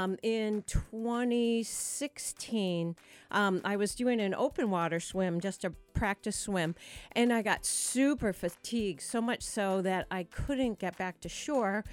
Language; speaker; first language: English; native; English